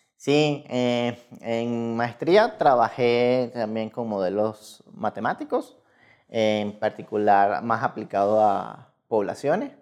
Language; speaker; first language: Spanish; native; Spanish